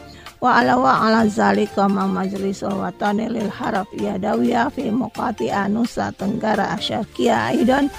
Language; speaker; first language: Arabic; non-native, fluent; Indonesian